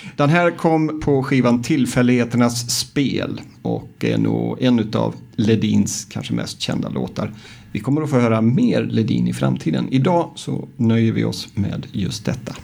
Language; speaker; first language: Swedish; native; Swedish